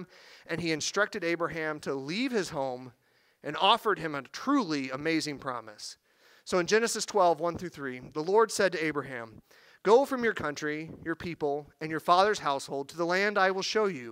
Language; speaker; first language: English; native; English